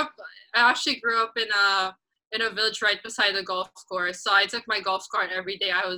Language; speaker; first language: English; non-native, local second language; Filipino